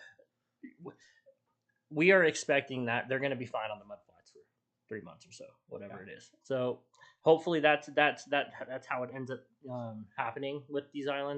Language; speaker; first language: English; native; English